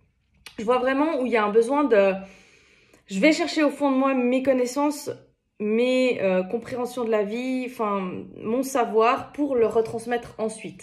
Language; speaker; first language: French; native; French